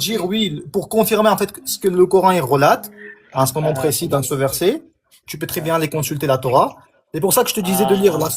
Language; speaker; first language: French; native; French